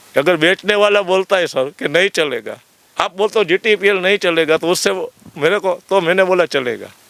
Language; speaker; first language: Hindi; non-native, local second language; Gujarati